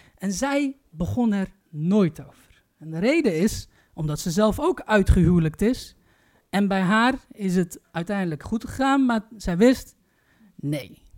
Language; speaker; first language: Dutch; early bilingual, other home language; Turkish